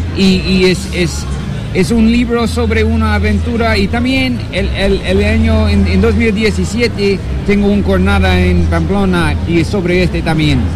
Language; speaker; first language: Spanish; non-native, learner; English